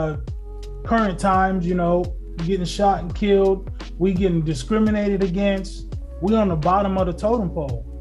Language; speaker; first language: English; native; English